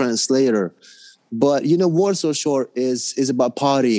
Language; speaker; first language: English; non-native, fluent; Hungarian